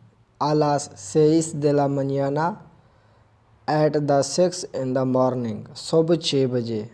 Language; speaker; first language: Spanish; non-native, fluent; Urdu